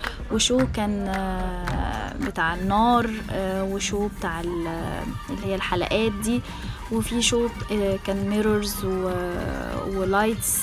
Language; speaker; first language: Arabic; native; Arabic